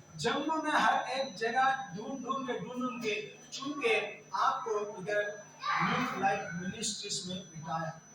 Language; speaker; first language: Hindi; non-native, local second language; Telugu